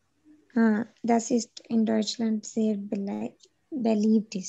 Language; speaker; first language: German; non-native, learner; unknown